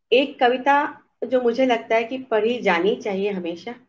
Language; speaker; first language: Hindi; native; Hindi